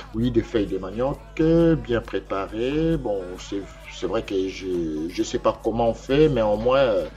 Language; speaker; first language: French; non-native, local second language; Lingala